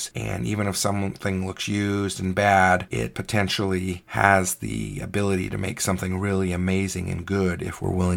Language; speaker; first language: English; native; English